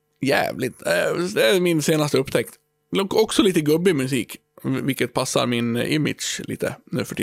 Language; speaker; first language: Swedish; native; Swedish